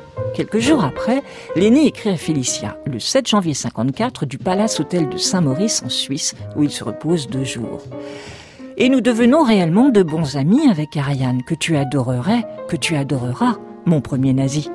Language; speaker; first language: French; native; French